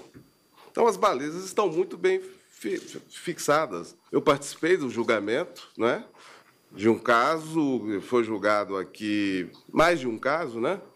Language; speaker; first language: Portuguese; native; Portuguese